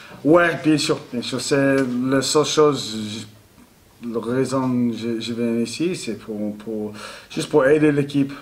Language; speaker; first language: French; non-native, learner; English